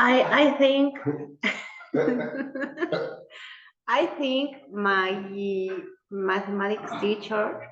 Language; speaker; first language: English; non-native, learner; Spanish